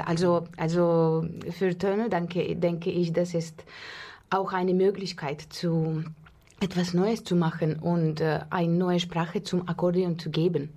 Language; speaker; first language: German; non-native, learner; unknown